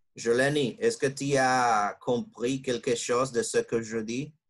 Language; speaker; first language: French; non-native, learner; Spanish